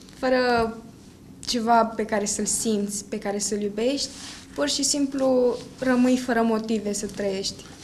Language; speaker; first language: Romanian; native; Romanian